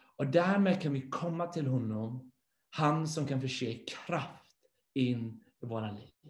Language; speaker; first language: Swedish; non-native, fluent; English